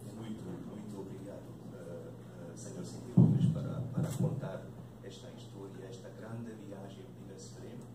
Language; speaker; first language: Portuguese; non-native, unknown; Hungarian